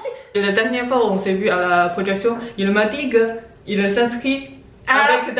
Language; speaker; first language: French; non-native, learner; Chinese